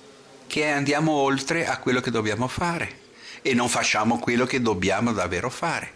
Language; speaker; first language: Italian; non-native, fluent; Portuguese